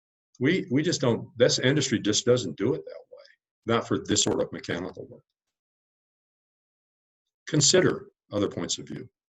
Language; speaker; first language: English; native; English